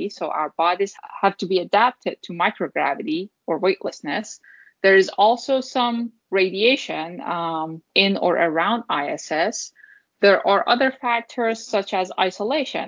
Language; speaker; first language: English; non-native, fluent; Persian